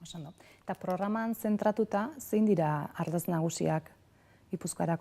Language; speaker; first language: Basque; native; Basque